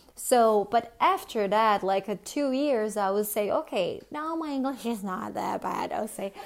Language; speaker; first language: English; non-native, fluent; Portuguese